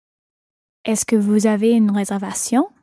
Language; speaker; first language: French; non-native, learner; English